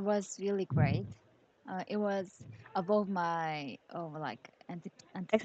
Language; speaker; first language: English; non-native, learner; Korean